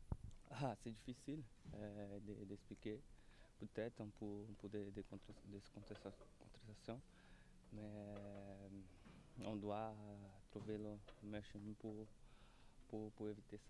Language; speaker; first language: French; non-native, learner; Portuguese